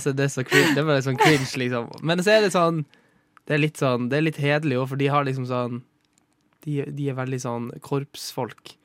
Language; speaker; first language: Norwegian; native; Norwegian